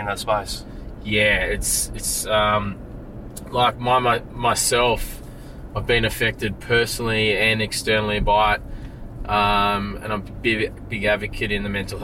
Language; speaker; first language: English; native; English